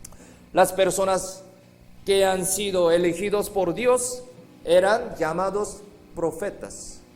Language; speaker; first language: Spanish; non-native, fluent; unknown